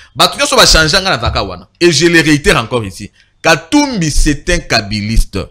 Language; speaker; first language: French; non-native, local second language; Lingala